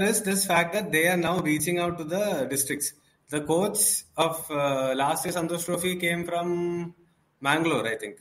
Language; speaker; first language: English; non-native, local second language; Malayalam